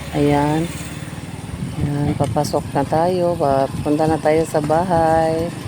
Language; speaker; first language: Filipino; native; Filipino